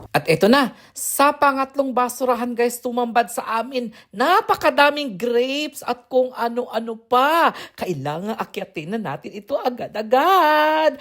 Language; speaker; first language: Filipino; native; Filipino